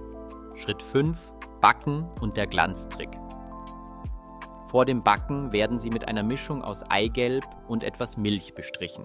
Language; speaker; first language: German; native; German